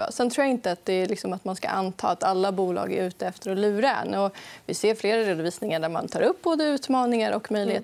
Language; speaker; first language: Swedish; native; Swedish